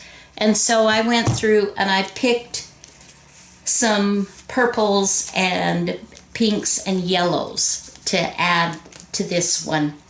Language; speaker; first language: English; native; English